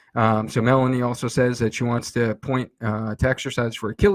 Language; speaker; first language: English; native; English